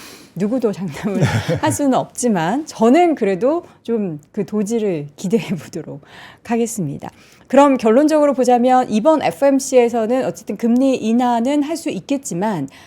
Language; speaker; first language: Korean; native; Korean